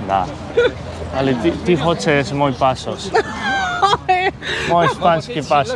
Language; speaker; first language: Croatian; non-native, learner; Spanish